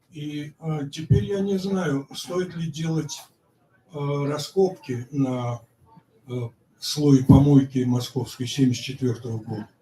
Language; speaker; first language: Russian; native; Russian